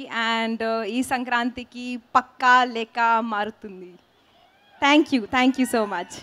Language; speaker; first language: Telugu; non-native, fluent; Hindi